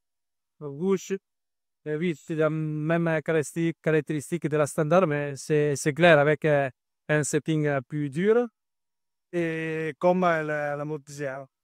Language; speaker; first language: French; non-native, learner; Italian